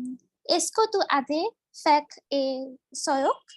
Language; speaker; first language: French; non-native, learner; Bangla